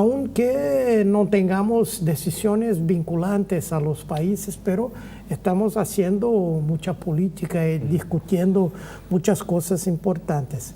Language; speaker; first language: Spanish; non-native, fluent; Portuguese